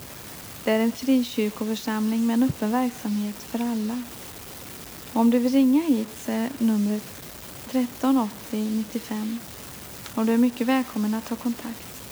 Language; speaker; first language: Swedish; native; Swedish